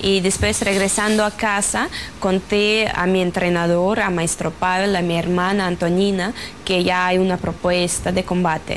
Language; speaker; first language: Spanish; non-native, fluent; Russian